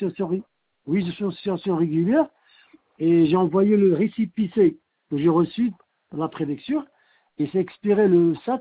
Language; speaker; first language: French; non-native, fluent; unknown